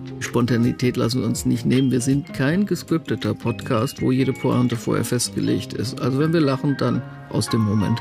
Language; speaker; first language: German; native; German